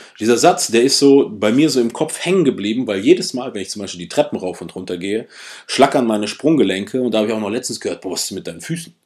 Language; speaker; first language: German; early bilingual, other home language; Russian